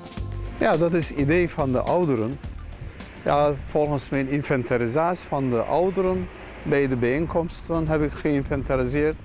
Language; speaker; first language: Dutch; non-native, fluent; Turkish